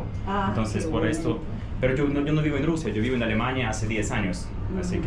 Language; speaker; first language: Spanish; non-native, fluent; Russian